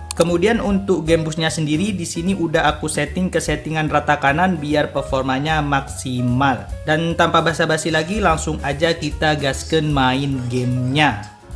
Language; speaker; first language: Indonesian; native; Indonesian